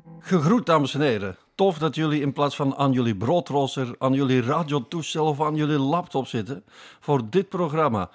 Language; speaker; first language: Dutch; native; Dutch